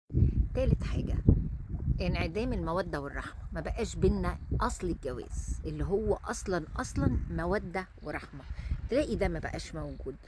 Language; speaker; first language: Arabic; native; Arabic